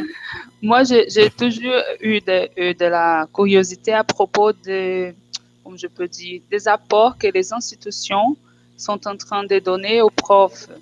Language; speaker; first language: French; non-native, fluent; Portuguese